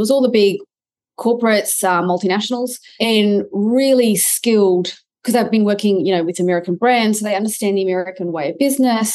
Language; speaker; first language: English; native; English